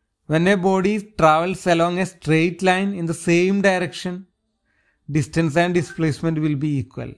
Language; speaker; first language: English; non-native, local second language; Malayalam